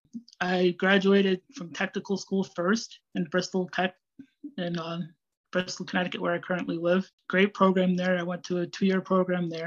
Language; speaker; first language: English; native; English